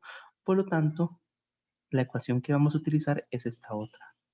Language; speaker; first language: Spanish; native; Spanish